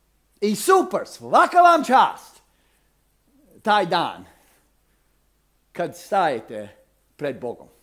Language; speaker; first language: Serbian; non-native, fluent; English